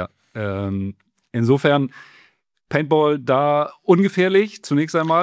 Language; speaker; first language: German; native; German